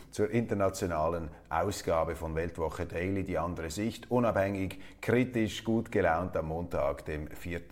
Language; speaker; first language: German; native; German